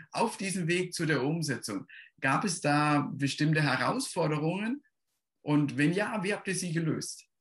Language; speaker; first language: German; native; German